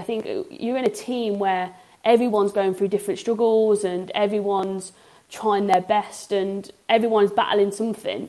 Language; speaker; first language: English; native; English